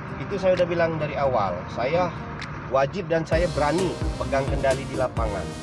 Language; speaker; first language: Indonesian; native; Indonesian